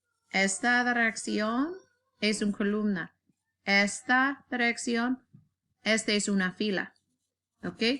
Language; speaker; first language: Spanish; non-native, learner; English